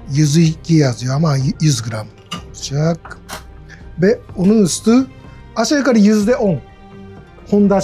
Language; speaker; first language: Turkish; non-native, learner; Japanese